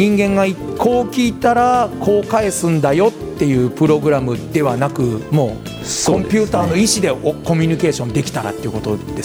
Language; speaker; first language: Japanese; native; Japanese